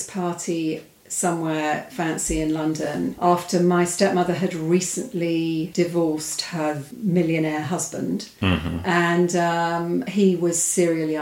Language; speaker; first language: English; native; English